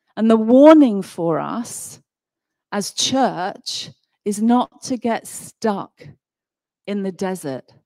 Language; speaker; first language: English; native; English